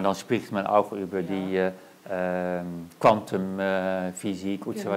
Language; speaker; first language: German; non-native, learner; Dutch